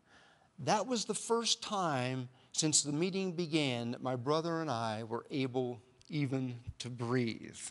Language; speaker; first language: English; native; English